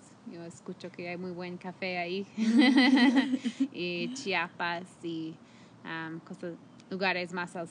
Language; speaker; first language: Spanish; non-native, fluent; English